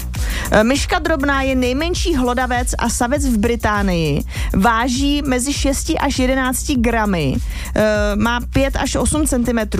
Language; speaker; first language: Czech; native; Czech